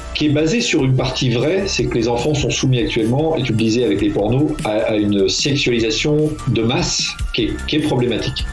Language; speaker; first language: French; native; French